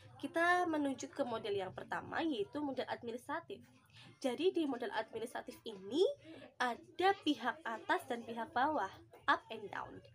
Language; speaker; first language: Indonesian; native; Indonesian